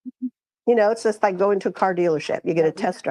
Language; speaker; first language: English; native; English